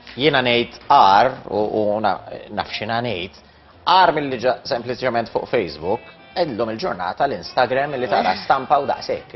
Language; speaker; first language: Maltese; native; Maltese